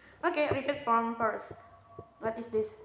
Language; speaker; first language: English; non-native, learner; Indonesian